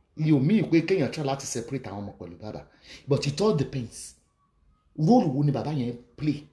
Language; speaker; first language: English; non-native, local second language; Yoruba